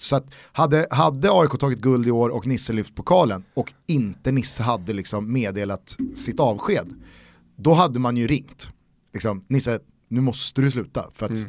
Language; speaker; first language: Swedish; native; Swedish